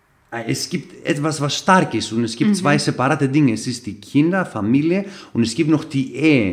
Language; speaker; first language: German; non-native, fluent; Greek